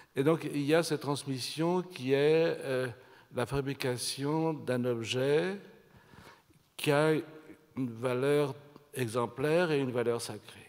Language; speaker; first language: French; native; French